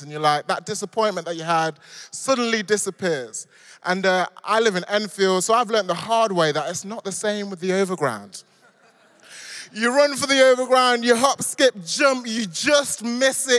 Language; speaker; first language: English; native; English